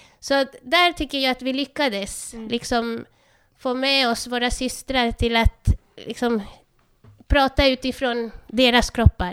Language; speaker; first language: Swedish; non-native, fluent; Spanish